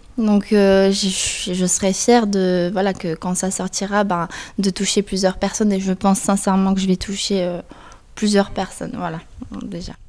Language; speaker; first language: French; early bilingual, other home language; Spanish